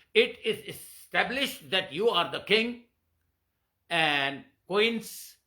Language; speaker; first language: English; non-native, local second language; Hindi